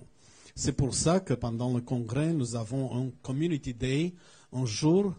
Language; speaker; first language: French; non-native, fluent; Romanian